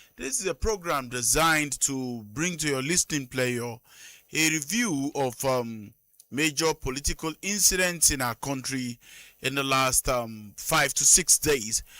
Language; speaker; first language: English; non-native, local second language; Yoruba